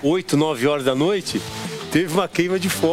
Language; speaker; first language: Portuguese; native; Portuguese